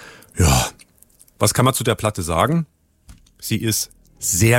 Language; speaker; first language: German; native; German